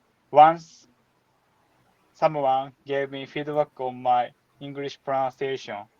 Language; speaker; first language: English; non-native, learner; Japanese